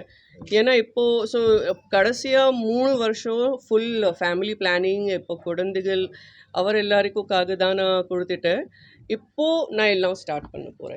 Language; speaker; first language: Tamil; non-native, fluent; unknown